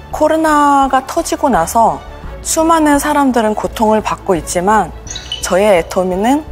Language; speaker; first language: Korean; non-native, fluent; Russian